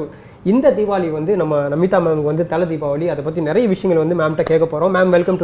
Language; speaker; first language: Tamil; native; Tamil